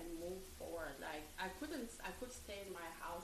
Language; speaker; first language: English; non-native, fluent; French